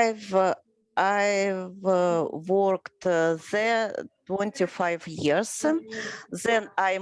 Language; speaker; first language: English; non-native, learner; Russian